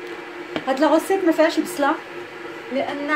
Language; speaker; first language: Arabic; native; Arabic